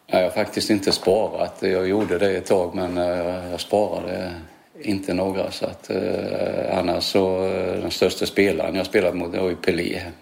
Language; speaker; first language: Swedish; native; Swedish